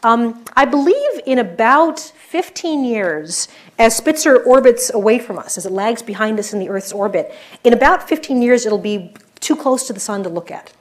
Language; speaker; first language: English; native; English